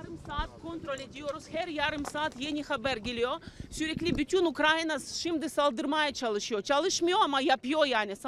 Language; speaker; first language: Turkish; non-native, learner; Ukrainian